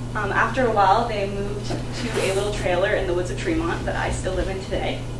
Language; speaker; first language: English; native; English